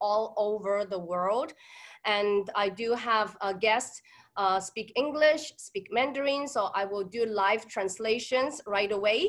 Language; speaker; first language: English; non-native, local second language; Cantonese